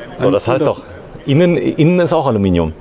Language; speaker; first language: German; native; German